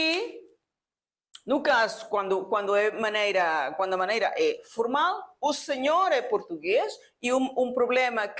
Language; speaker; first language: Portuguese; non-native, fluent; Spanish